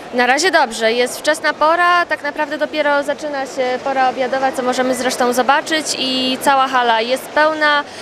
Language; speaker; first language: Polish; non-native, fluent; Chinese